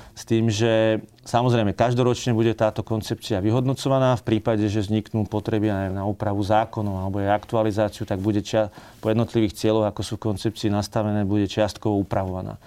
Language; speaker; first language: Slovak; native; Slovak